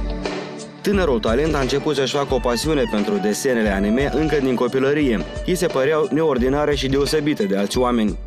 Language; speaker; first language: Romanian; native; Romanian